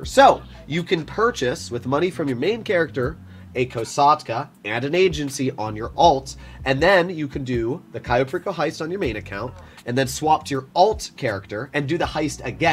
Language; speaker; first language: English; native; English